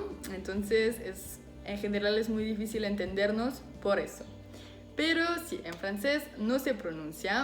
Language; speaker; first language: Spanish; non-native, fluent; French